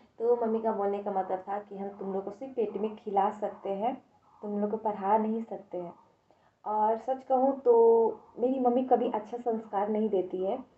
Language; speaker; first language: Hindi; native; Hindi